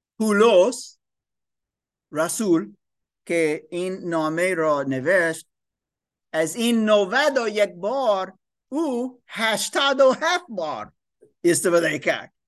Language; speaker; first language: Persian; non-native, fluent; English